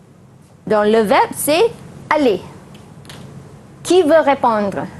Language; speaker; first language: French; non-native, fluent; Malay